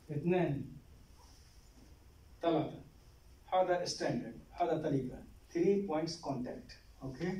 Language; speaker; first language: Arabic; non-native, learner; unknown